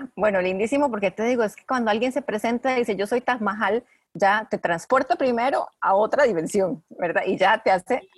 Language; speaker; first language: Spanish; native; Spanish